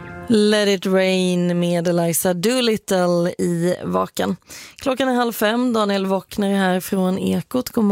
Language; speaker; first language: Swedish; native; Swedish